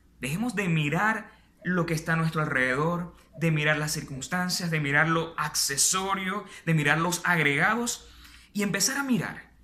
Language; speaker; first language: Spanish; native; Spanish